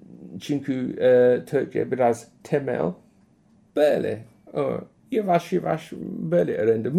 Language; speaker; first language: Turkish; non-native, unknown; English